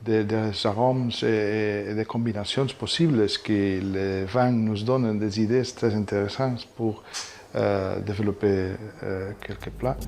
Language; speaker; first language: French; non-native, fluent; Catalan